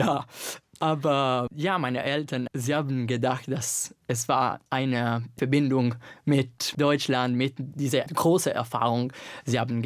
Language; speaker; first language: German; non-native, fluent; Italian